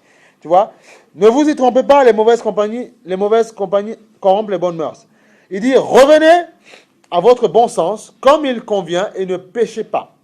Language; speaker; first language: French; native; French